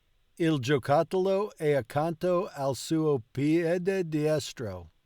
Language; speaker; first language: Italian; non-native, learner; English